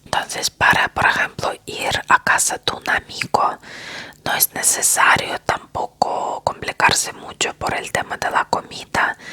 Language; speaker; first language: Spanish; non-native, fluent; Russian